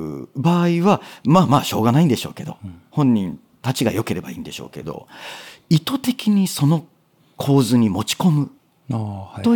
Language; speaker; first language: Japanese; native; Japanese